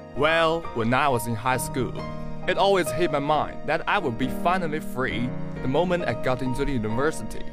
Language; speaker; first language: English; non-native, fluent; Chinese